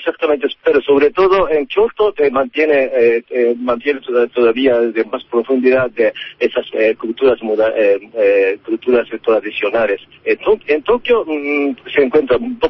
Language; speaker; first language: Spanish; non-native, learner; Japanese